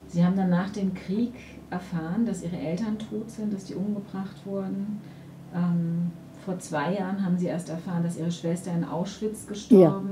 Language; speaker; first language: German; native; German